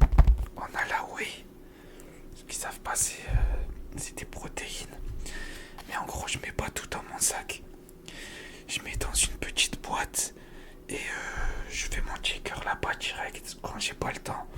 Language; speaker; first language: French; native; French